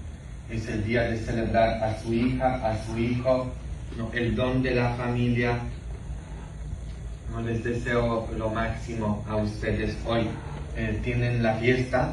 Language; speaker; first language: Spanish; non-native, fluent; English